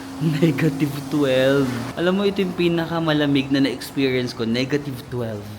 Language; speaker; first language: Filipino; native; Filipino